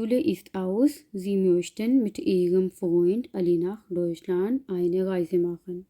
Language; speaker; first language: German; non-native, learner; Urdu